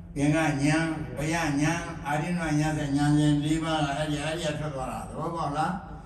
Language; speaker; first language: Burmese; native; Burmese